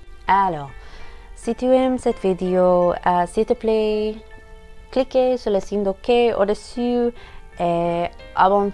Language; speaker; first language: French; non-native, learner; English